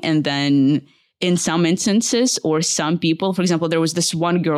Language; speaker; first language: English; early bilingual, other home language; Russian